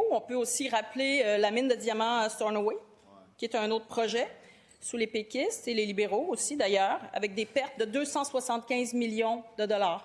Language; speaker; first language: French; native; French